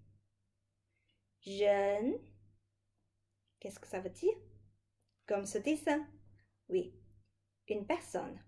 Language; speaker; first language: French; non-native, fluent; Chinese